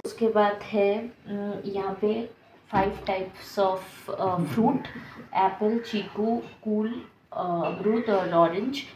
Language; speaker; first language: Hindi; non-native, local second language; Bangla